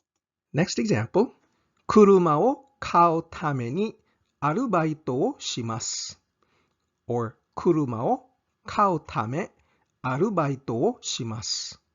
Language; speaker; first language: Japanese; non-native, fluent; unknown